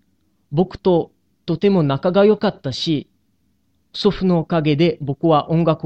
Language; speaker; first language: Japanese; non-native, learner; English